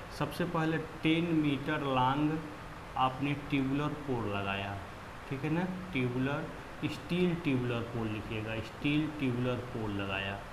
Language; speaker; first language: Hindi; native; Hindi